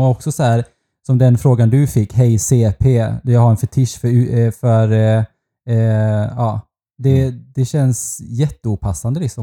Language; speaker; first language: Swedish; native; Swedish